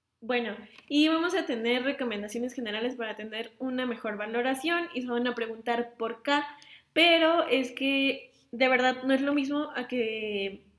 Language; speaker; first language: Spanish; native; Spanish